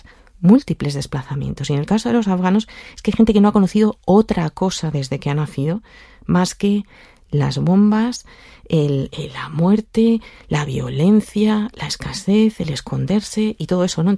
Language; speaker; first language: Spanish; native; Spanish